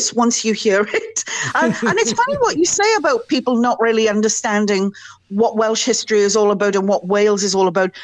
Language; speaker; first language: English; native; English